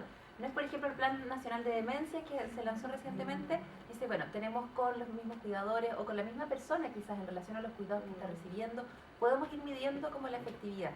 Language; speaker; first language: Spanish; native; Spanish